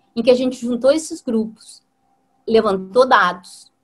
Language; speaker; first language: Portuguese; native; Portuguese